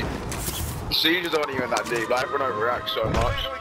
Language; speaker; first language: English; native; English